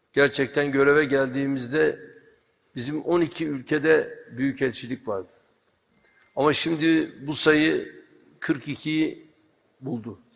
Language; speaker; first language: Turkish; native; Turkish